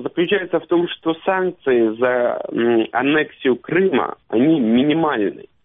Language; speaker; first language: Russian; native; Russian